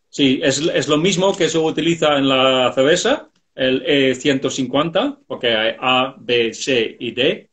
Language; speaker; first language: Spanish; non-native, fluent; Dutch